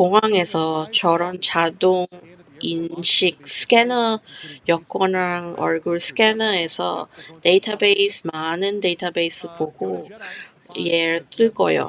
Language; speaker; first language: Korean; non-native, fluent; English